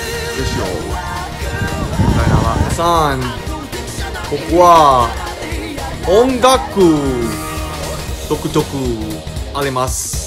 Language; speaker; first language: Japanese; non-native, learner; English